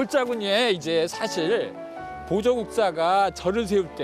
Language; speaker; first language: Korean; native; Korean